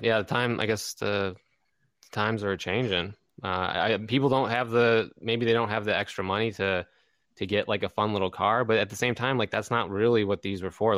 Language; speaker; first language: English; native; English